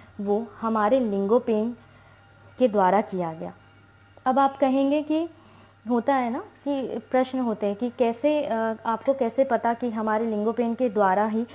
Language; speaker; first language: Hindi; native; Hindi